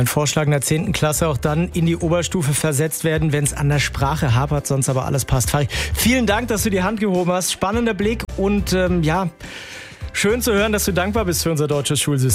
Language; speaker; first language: German; native; German